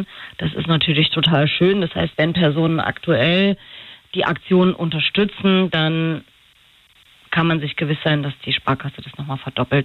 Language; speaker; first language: German; native; German